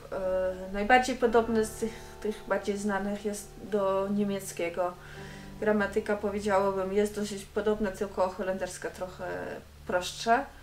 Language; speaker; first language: Polish; non-native, fluent; Dutch